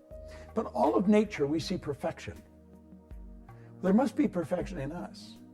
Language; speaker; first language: English; native; English